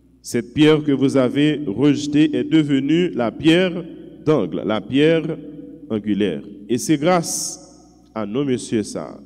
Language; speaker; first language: French; non-native, local second language; Haitian Creole